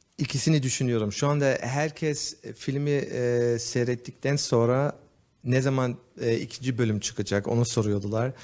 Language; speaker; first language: Turkish; early bilingual, heritage; Turkish